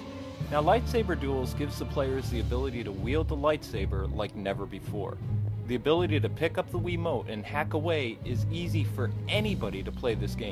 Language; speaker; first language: English; native; English